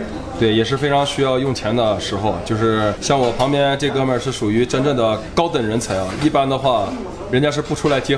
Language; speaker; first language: Chinese; native; Chinese